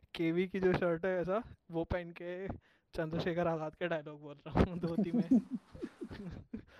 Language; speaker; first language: Hindi; native; Hindi